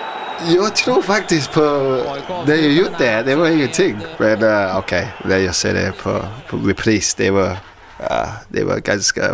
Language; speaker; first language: Swedish; non-native, learner; English